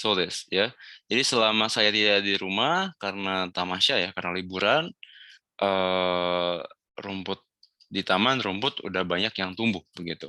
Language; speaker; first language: Indonesian; native; Indonesian